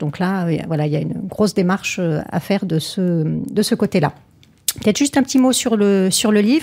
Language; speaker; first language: French; native; French